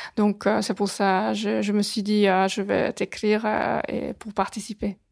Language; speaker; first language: French; non-native, fluent; Hungarian